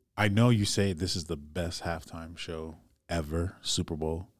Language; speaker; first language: English; native; English